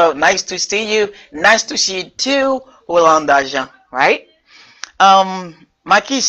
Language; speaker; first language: English; non-native, fluent; Haitian Creole